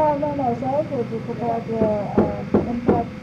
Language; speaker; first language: Indonesian; non-native, learner; English